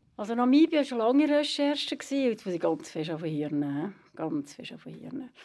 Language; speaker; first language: German; native; German